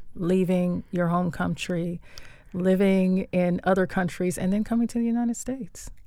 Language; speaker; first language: English; native; English